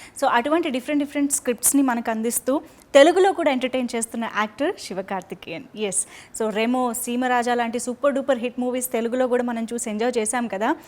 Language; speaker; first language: Telugu; native; Telugu